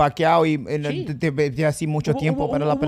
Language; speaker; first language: Spanish; non-native, fluent; English